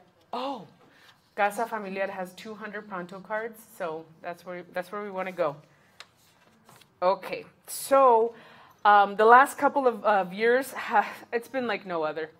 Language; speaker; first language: English; early bilingual, other home language; Spanish